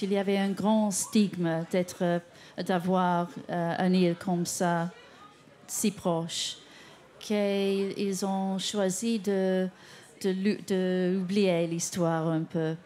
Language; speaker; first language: French; non-native, fluent; English